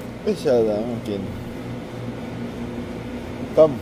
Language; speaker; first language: Arabic; non-native, learner; Filipino